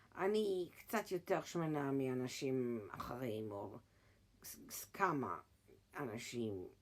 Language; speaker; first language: Hebrew; early bilingual, heritage; English